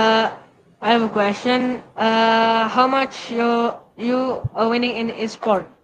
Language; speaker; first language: English; non-native, learner; Indonesian